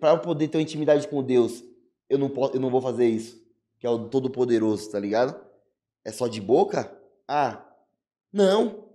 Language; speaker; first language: Portuguese; native; Portuguese